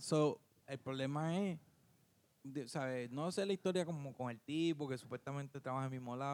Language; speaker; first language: Spanish; early bilingual, heritage; Spanish